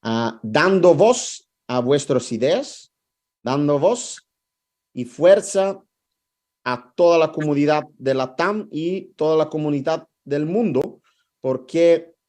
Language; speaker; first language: Spanish; non-native, fluent; Italian